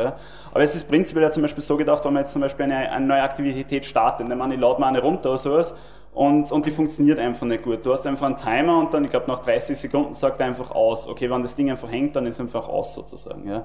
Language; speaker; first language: German; native; German